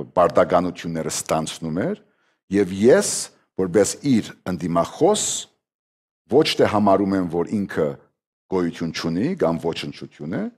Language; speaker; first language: Armenian; early bilingual, heritage; Armenian